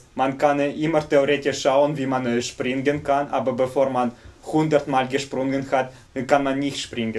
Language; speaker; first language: German; non-native, fluent; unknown